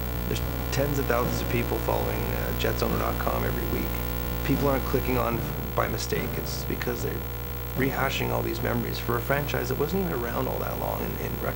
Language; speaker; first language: English; native; English